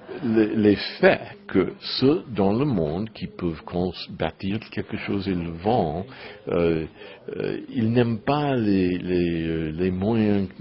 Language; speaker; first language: French; non-native, learner; English